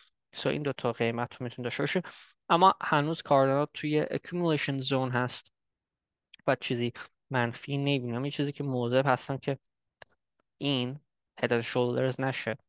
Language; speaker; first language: Persian; early bilingual, heritage; Persian